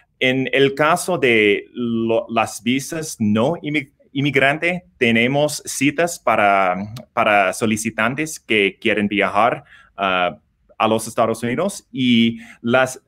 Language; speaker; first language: Spanish; non-native, learner; English